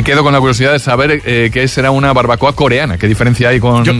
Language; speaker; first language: Spanish; native; Spanish